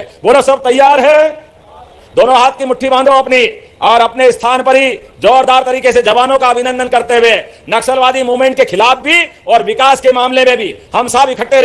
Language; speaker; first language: Hindi; native; Hindi